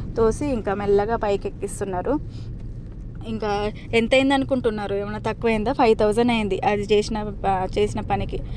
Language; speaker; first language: Telugu; native; Telugu